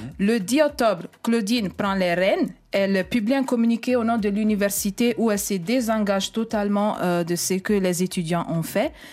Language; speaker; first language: French; non-native, fluent; Italian